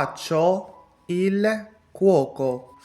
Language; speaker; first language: Italian; non-native, fluent; Arabic